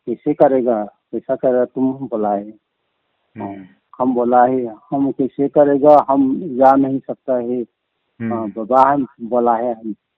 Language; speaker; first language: Hindi; non-native, local second language; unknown